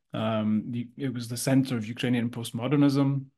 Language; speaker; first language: English; native; English